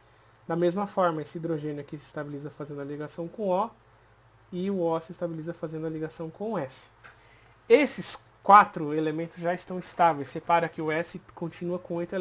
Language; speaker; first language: Portuguese; native; Portuguese